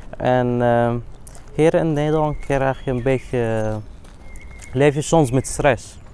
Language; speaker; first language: Dutch; non-native, fluent; Arabic